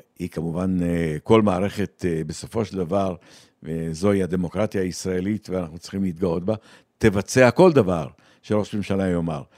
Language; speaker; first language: Hebrew; native; Hebrew